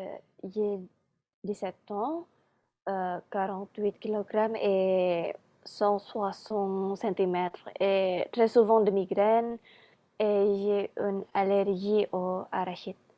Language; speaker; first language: French; non-native, learner; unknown